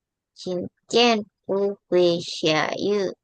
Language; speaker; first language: Chinese; non-native, learner; Indonesian